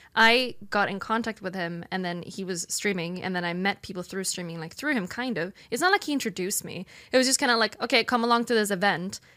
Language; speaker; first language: English; non-native, fluent; Swedish